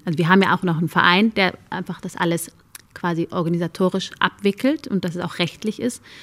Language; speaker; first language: German; early bilingual, other home language; Amharic